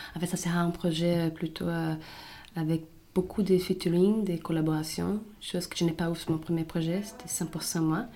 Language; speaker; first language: French; non-native, fluent; Portuguese